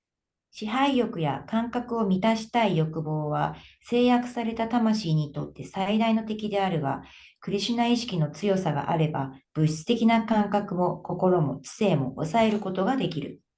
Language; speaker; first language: Japanese; native; Japanese